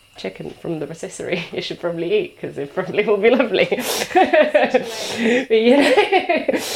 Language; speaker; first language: English; non-native, fluent; Italian